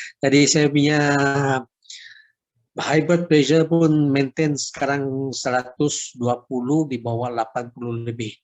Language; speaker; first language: Indonesian; non-native, local second language; Chinese